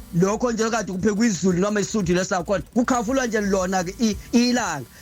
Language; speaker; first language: Zulu; non-native, local second language; Xhosa